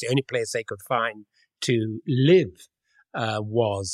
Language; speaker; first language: English; native; English